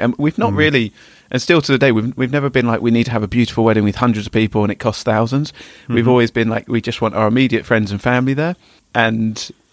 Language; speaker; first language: English; native; English